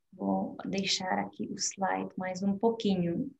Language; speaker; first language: Portuguese; non-native, fluent; Czech